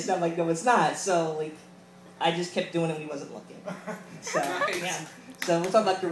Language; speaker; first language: English; native; English